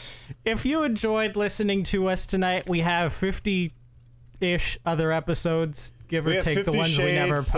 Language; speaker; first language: English; native; English